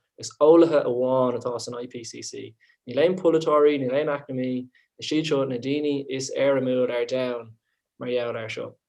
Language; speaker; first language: Irish; non-native, local second language; English